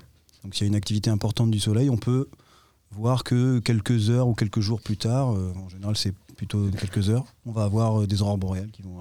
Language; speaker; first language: French; native; French